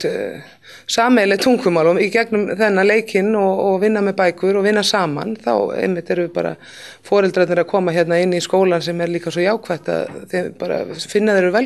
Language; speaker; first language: Icelandic; native; Icelandic